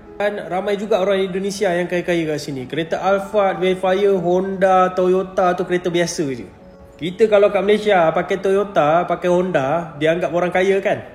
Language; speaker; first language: Malay; native; Malay